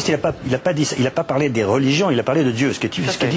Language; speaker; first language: French; native; French